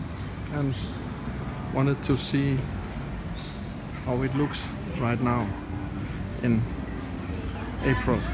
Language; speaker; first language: English; non-native, fluent; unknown